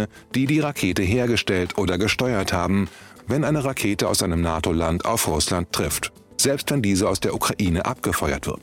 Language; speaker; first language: German; native; German